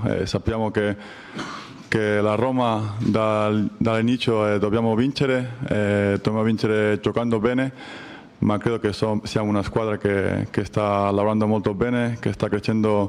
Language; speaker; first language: Italian; non-native, learner; Spanish